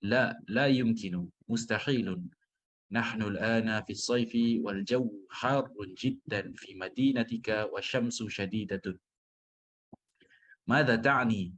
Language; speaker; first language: Arabic; non-native, learner; Malay